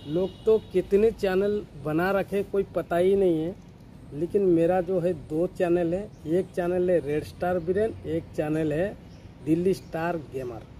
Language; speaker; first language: Hindi; non-native, local second language; Odia